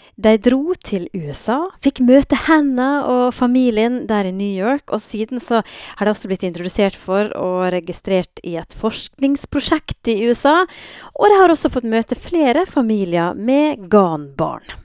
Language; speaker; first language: Norwegian; native; Norwegian